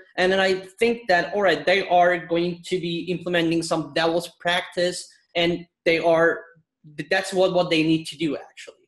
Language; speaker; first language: English; non-native, fluent; Turkish